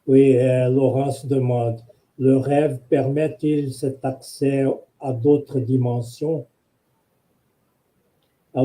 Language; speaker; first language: French; non-native, fluent; Portuguese